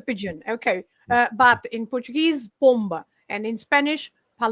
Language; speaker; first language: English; non-native, fluent; Portuguese